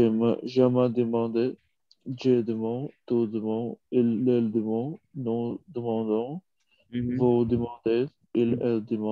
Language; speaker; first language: French; non-native, learner; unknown